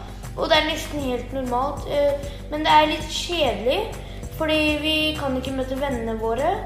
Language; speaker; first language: Norwegian; early bilingual, heritage; Norwegian